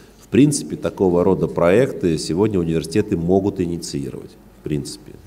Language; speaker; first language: Russian; native; Russian